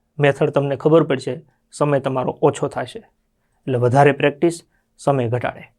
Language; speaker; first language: Gujarati; native; Gujarati